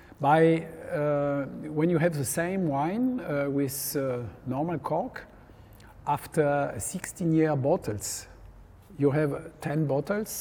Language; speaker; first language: English; non-native, learner; French